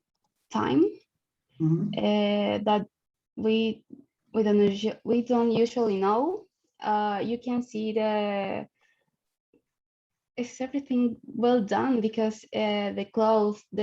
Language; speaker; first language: English; non-native, learner; Spanish